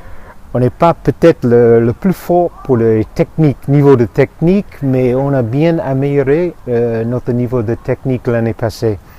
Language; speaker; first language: French; non-native, fluent; English